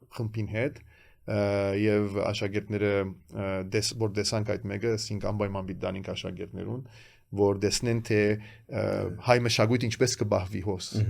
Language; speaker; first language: Armenian; early bilingual, heritage; Armenian